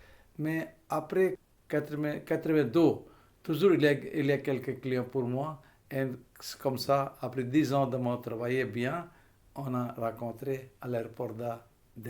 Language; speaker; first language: French; non-native, fluent; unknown